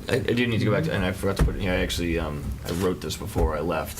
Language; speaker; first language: English; native; English